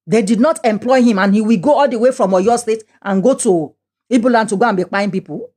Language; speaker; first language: English; non-native, local second language; Yoruba